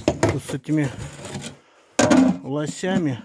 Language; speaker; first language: Russian; native; Russian